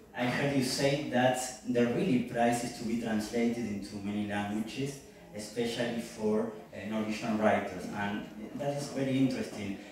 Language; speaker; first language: English; non-native, learner; Spanish